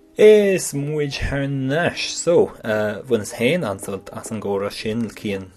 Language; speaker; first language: Irish; native; Irish